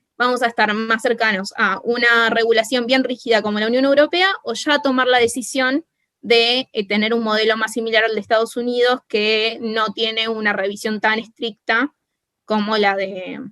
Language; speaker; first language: Spanish; native; Spanish